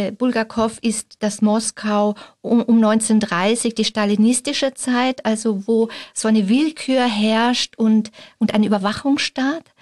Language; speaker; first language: German; native; German